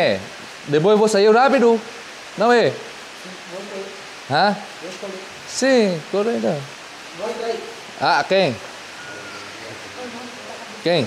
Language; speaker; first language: Portuguese; non-native, learner; Vietnamese